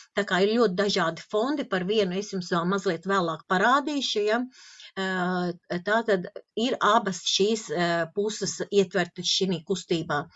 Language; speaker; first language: Latvian; non-native, local second language; Russian